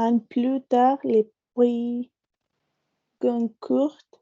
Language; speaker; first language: French; non-native, learner; Spanish